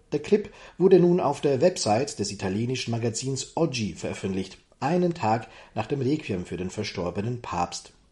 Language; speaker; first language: German; native; German